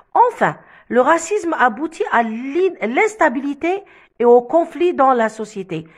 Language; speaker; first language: French; non-native, local second language; Arabic